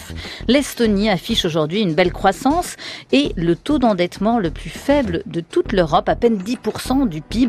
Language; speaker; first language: French; native; French